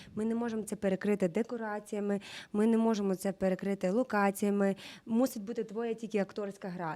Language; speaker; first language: Ukrainian; native; Ukrainian